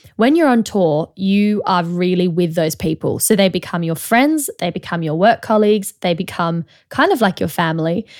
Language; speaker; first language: English; native; English